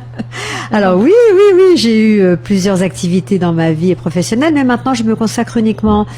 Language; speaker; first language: French; native; French